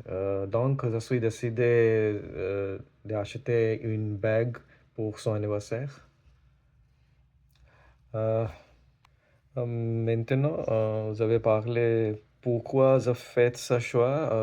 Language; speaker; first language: French; non-native, learner; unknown